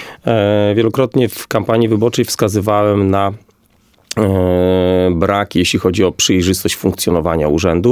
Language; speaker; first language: Polish; native; Polish